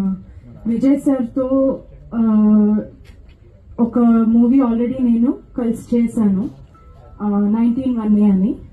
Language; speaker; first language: Telugu; non-native, fluent; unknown